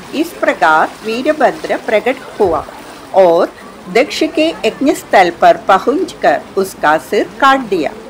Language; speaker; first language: Hindi; non-native, local second language; Malayalam